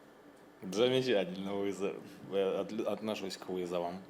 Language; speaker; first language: Russian; native; Russian